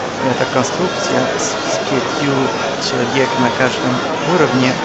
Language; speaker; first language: Russian; non-native, fluent; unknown